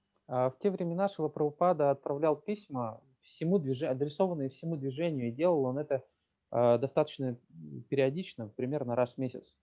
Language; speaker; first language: Russian; native; Russian